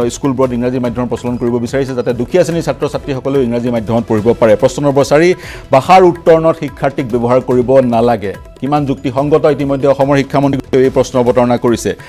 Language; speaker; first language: Assamese; native; Assamese